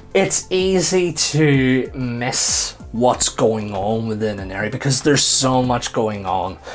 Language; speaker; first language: English; native; English